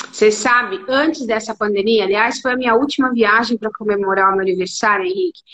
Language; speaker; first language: Portuguese; native; Portuguese